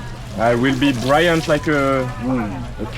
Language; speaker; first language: English; non-native, learner; French